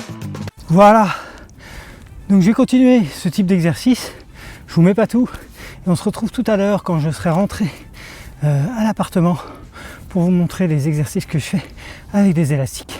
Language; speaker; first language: French; native; French